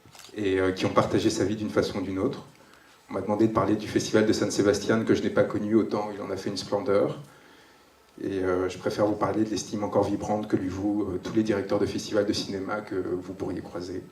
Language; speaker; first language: French; native; French